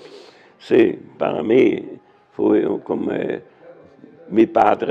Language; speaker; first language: Spanish; non-native, learner; German